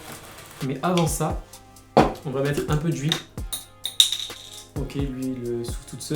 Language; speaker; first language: French; native; French